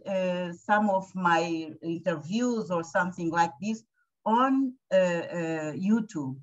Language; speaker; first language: English; non-native, fluent; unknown